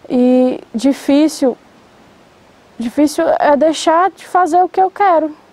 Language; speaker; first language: Portuguese; native; Portuguese